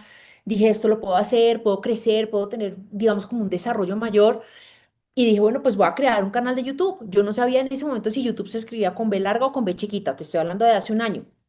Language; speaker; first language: Spanish; native; Spanish